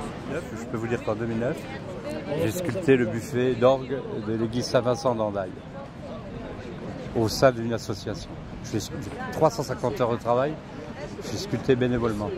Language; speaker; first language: French; native; French